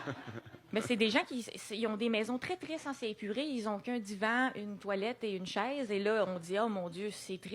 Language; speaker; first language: French; native; French